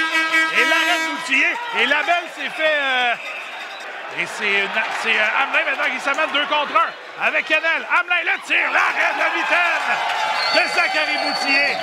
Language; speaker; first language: French; native; French